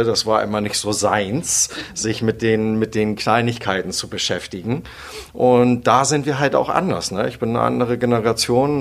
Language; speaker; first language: German; native; German